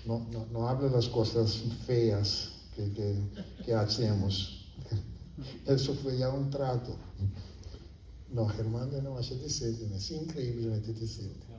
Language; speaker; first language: Spanish; non-native, fluent; Papiamento